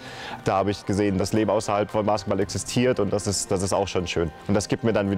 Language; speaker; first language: German; native; German